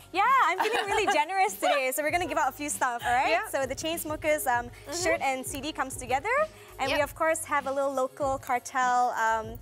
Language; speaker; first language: English; native; English